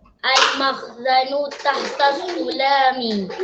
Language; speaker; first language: Arabic; non-native, learner; Malay